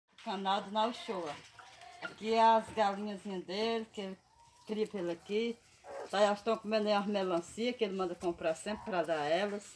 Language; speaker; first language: Portuguese; native; Portuguese